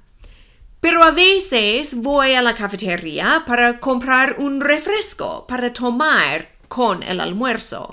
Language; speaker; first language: Spanish; non-native, fluent; English